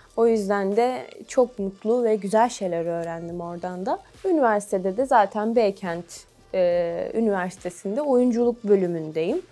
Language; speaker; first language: Turkish; native; Turkish